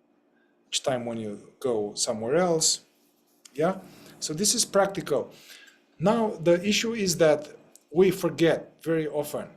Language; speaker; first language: English; non-native, fluent; Romanian